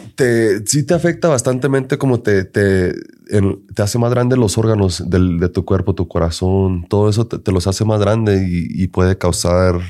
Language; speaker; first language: Spanish; early bilingual, heritage; Spanish